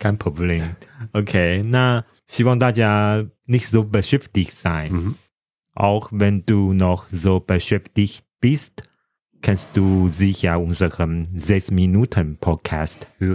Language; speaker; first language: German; non-native, learner; Chinese